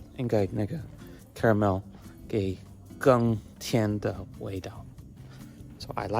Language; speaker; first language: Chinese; non-native, learner; English